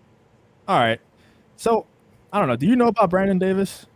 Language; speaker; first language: English; native; English